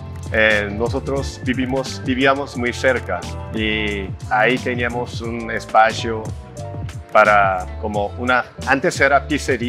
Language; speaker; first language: Spanish; non-native, fluent; Korean